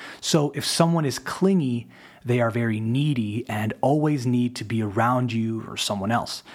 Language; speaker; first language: English; native; English